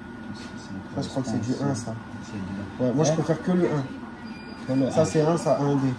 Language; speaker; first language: French; native; French